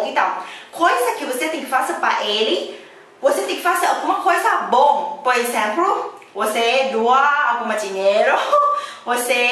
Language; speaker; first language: Portuguese; non-native, learner; Thai